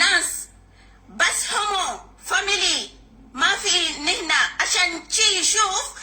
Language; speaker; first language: Arabic; non-native, learner; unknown